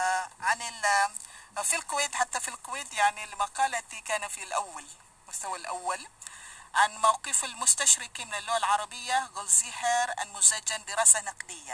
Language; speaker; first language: Arabic; non-native, fluent; Malay